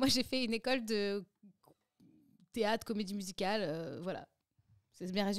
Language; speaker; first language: French; native; French